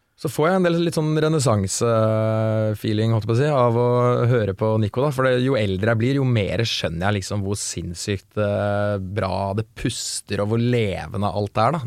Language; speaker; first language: Norwegian; native; Norwegian